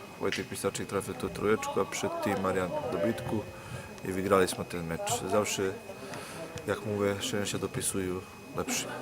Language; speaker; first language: Polish; non-native, learner; Serbian